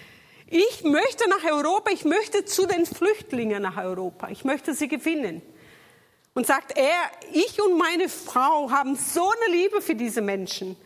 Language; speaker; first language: German; non-native, fluent; Portuguese